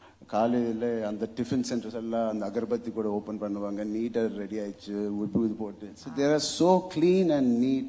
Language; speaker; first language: Tamil; non-native, local second language; Telugu